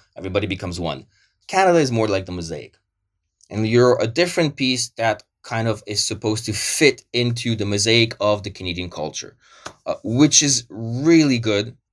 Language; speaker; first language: English; early bilingual, other home language; Polish